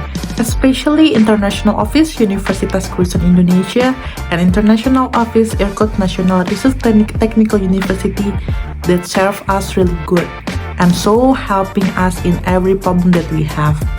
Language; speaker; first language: English; non-native, learner; Indonesian